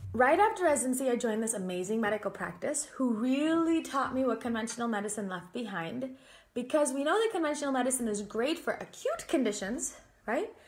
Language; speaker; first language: English; native; English